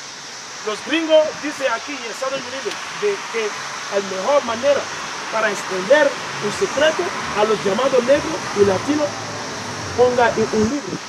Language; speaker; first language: Spanish; non-native, learner; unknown